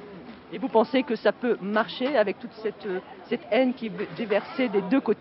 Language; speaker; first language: French; native; French